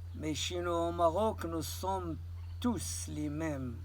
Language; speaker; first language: French; non-native, local second language; Arabic